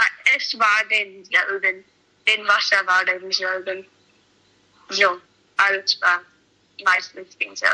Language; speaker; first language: German; non-native, learner; English